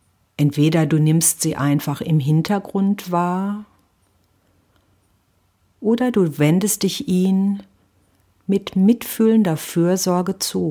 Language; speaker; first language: German; native; German